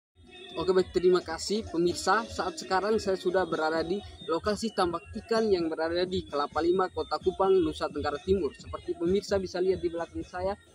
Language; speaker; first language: Indonesian; native; Indonesian